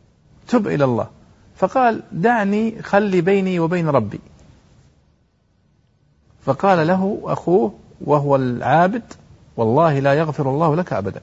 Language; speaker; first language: Arabic; native; Arabic